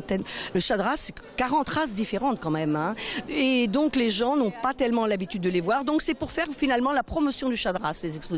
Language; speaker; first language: French; native; French